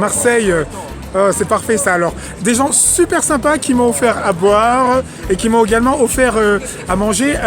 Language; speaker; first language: French; native; French